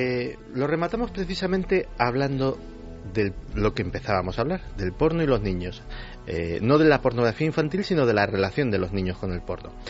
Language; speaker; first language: Spanish; native; Spanish